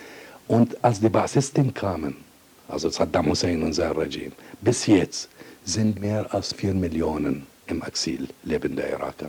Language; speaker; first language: German; non-native, fluent; Arabic